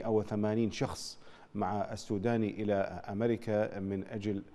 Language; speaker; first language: Arabic; native; Arabic